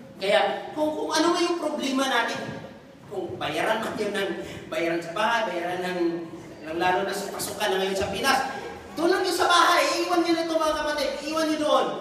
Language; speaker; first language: Filipino; non-native, local second language; Cebuano